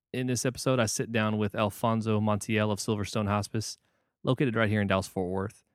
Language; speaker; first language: English; native; English